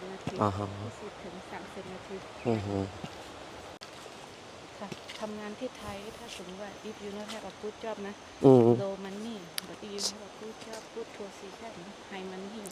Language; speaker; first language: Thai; native; Thai